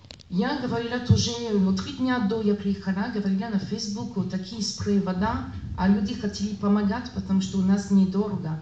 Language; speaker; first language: Russian; non-native, learner; French